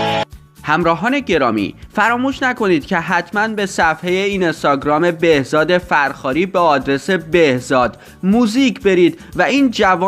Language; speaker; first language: Persian; native; Persian